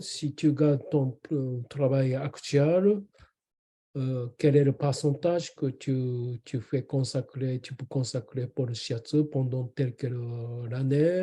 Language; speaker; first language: French; non-native, learner; Japanese